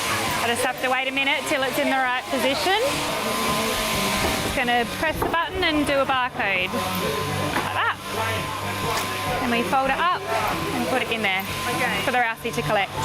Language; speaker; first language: English; native; English